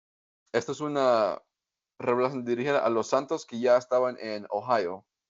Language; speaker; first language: Spanish; non-native, fluent; English